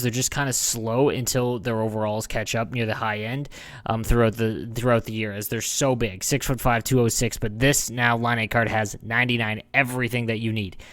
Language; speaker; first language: English; native; English